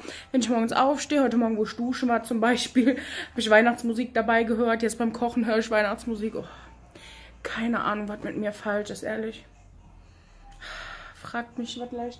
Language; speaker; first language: German; native; German